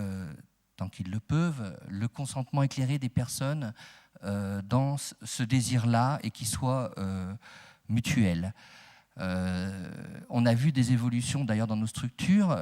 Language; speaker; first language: French; native; French